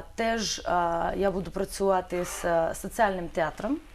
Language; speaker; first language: Ukrainian; non-native, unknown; Russian